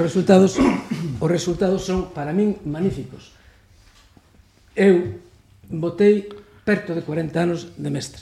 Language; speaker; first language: Galician; native; Galician